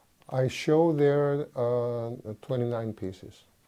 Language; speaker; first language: English; non-native, fluent; Greek